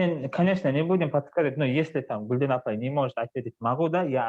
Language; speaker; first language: Russian; non-native, local second language; Kazakh